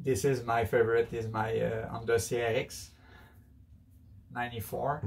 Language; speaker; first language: English; non-native, learner; French